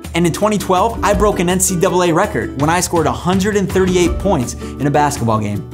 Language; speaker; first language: English; native; English